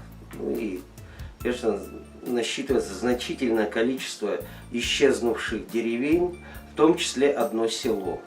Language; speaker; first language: Russian; native; Russian